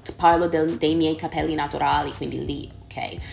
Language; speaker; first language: Italian; non-native, fluent; English